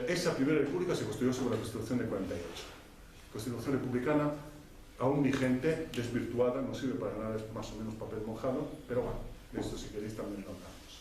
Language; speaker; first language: Spanish; non-native, fluent; Italian